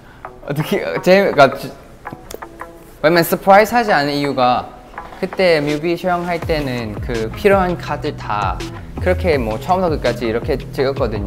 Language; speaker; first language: Korean; non-native, fluent; Thai